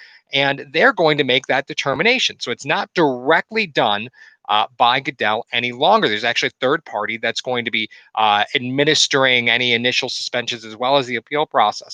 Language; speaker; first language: English; native; English